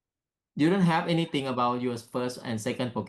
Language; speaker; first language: English; non-native, learner; Thai